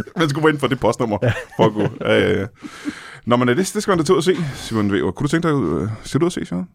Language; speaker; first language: Danish; native; Danish